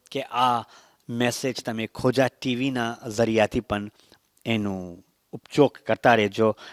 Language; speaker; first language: Gujarati; early bilingual, heritage; Gujarati